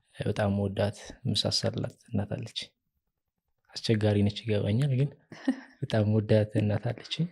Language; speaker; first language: Amharic; non-native, local second language; Oromo